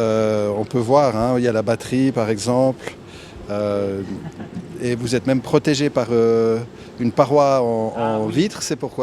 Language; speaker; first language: French; native; French